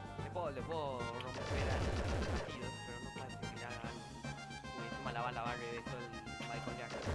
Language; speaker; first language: Spanish; native; Spanish